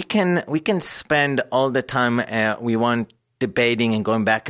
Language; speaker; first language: English; non-native, fluent; Hebrew